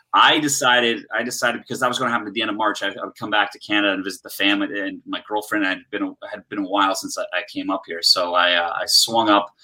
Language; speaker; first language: English; native; English